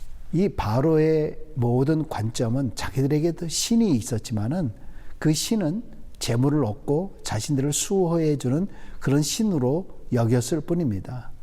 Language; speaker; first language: Korean; native; Korean